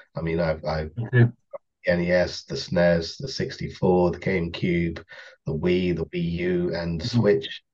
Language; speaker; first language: English; native; English